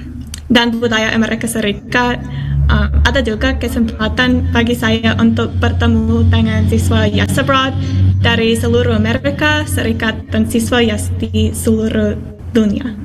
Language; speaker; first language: Indonesian; non-native, learner; English